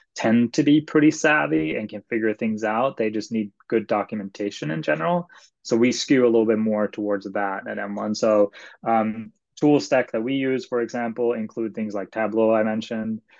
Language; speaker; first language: English; non-native, fluent; Swedish